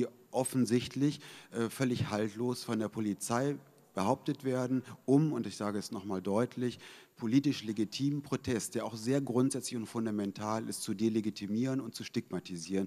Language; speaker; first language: German; native; German